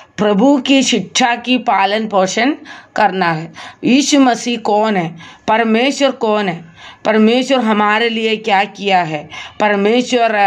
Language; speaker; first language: Hindi; non-native, local second language; Malayalam